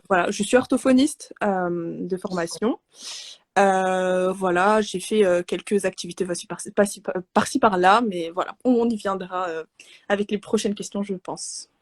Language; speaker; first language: French; non-native, local second language; Arabic